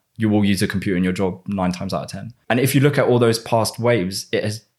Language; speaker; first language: English; native; English